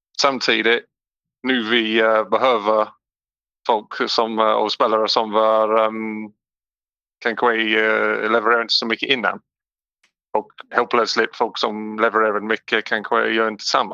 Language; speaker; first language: Swedish; non-native, learner; English